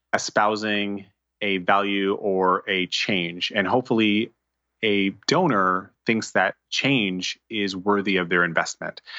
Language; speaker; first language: English; native; English